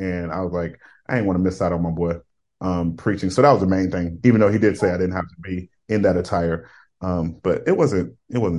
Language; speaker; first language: English; native; English